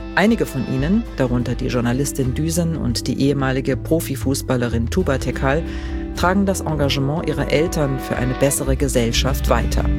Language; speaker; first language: German; native; German